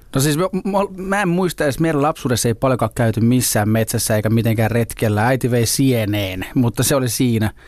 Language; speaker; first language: Finnish; native; Finnish